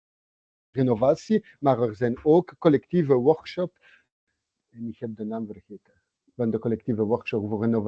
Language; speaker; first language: Dutch; non-native, local second language; French